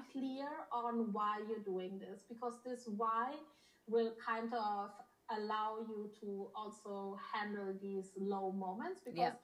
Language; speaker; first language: English; early bilingual, other home language; Polish